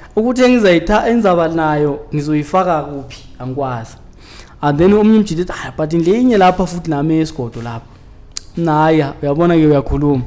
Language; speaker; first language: Zulu; native; Zulu